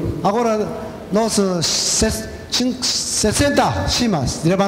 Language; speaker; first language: Portuguese; non-native, learner; Korean